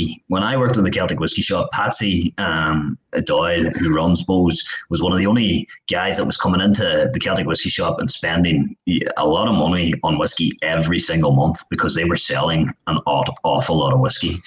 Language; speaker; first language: English; native; English